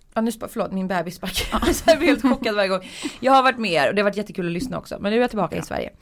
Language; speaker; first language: Swedish; early bilingual, other home language; Polish